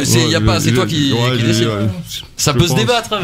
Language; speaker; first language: French; native; French